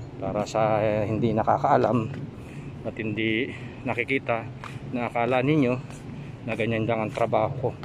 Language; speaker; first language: Filipino; non-native, local second language; Pampanga